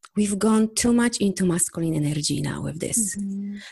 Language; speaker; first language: English; non-native, fluent; Polish